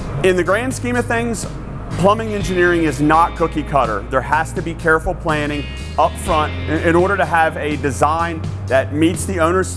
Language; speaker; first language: English; native; English